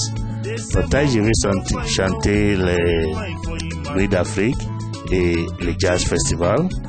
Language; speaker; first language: French; non-native, learner; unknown